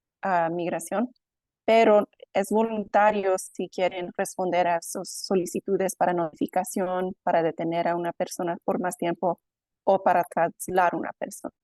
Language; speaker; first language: Spanish; non-native, fluent; English